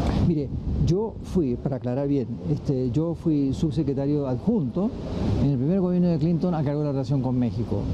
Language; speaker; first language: Spanish; native; Spanish